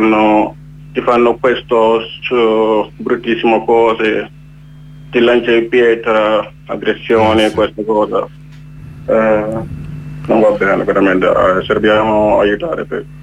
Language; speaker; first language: Italian; non-native, learner; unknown